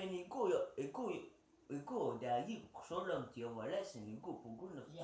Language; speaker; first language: Swedish; early bilingual, other home language; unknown